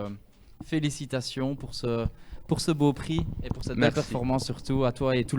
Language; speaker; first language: French; native; French